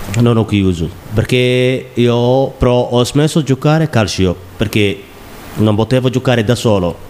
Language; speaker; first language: Italian; non-native, learner; Somali